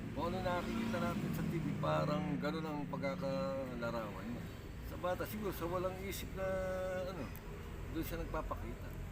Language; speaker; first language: Filipino; native; Filipino